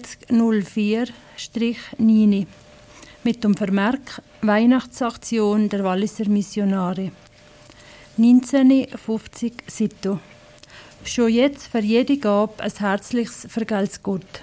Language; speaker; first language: German; native; German